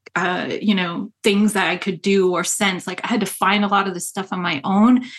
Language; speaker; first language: English; native; English